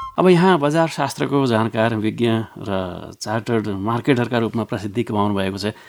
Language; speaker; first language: Nepali; native; Nepali